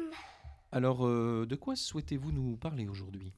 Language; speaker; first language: French; native; French